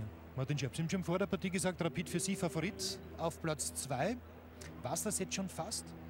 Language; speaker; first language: German; native; German